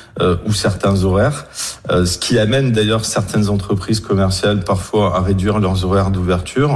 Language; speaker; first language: French; native; French